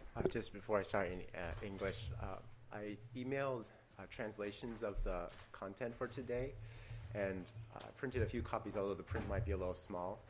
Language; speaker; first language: English; native; English